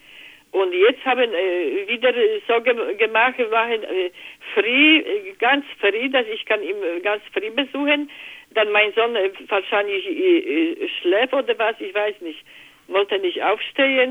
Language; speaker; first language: German; non-native, learner; Polish